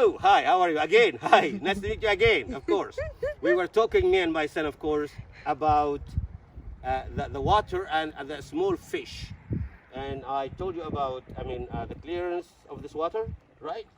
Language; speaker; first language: English; non-native, fluent; Arabic